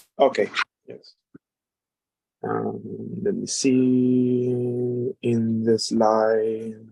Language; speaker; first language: English; non-native, learner; Spanish